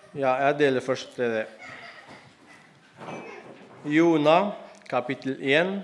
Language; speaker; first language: Norwegian; non-native, fluent; Spanish